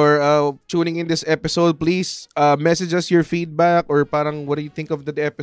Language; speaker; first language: English; non-native, local second language; Filipino